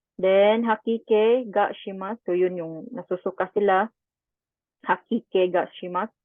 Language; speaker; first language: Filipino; non-native, local second language; Cebuano